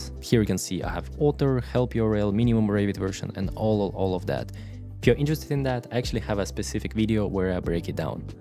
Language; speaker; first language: English; non-native, fluent; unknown